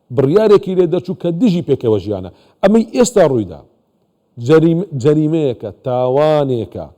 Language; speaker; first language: Central Kurdish; non-native, local second language; Assyrian Neo-Aramaic